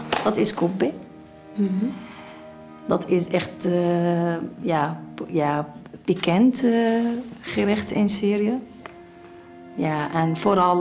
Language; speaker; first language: Dutch; non-native, learner; Arabic